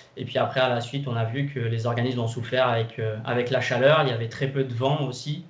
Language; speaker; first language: French; non-native, fluent; Portuguese